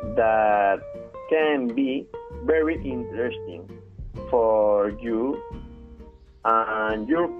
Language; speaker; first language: English; non-native, learner; Spanish